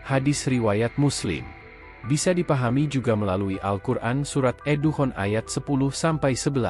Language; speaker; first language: Indonesian; native; Indonesian